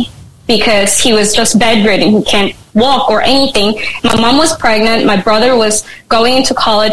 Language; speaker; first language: English; non-native, local second language; Filipino